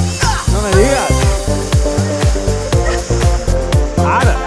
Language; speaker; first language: Spanish; non-native, local second language; Catalan